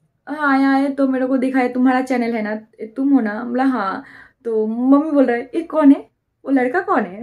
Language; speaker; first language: Hindi; non-native, local second language; Bangla